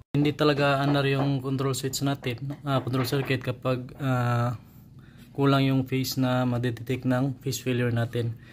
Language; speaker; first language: Filipino; non-native, local second language; Cebuano